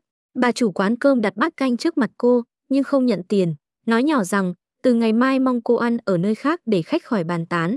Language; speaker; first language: Vietnamese; native; Vietnamese